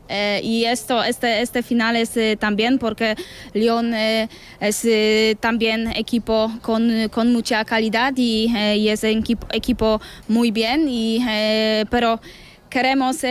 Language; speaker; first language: Spanish; non-native, learner; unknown